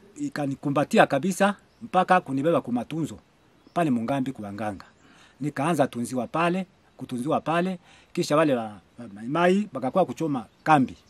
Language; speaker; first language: Swahili; non-native, local second language; Bembe